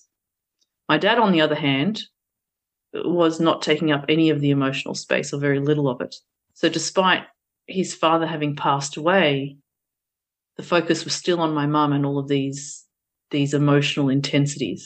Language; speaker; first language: English; early bilingual, other home language; Portuguese